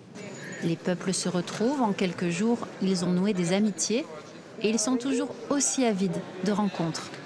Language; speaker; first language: French; native; French